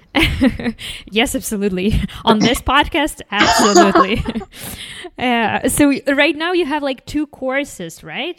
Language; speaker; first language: English; non-native, fluent; Ukrainian